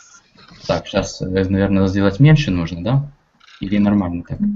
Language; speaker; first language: Russian; native; Russian